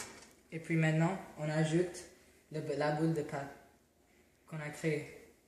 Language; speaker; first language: French; non-native, learner; English